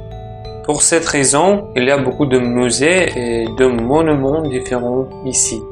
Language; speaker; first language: French; non-native, fluent; Russian